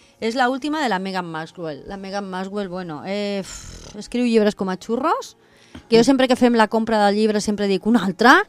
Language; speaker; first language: Catalan; non-native, local second language; Spanish